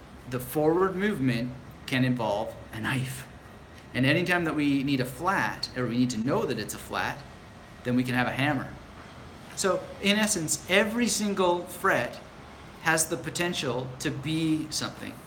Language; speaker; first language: English; native; English